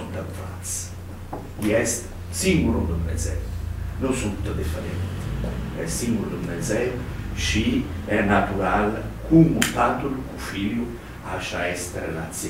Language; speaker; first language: Romanian; non-native, learner; Italian